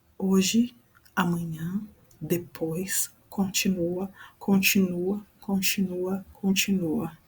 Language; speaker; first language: Portuguese; native; Portuguese